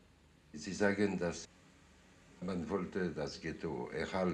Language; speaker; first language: German; non-native, fluent; French